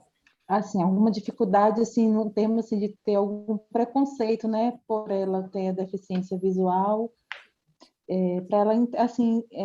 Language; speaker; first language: Portuguese; native; Portuguese